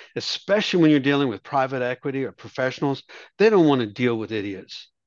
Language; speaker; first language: English; native; English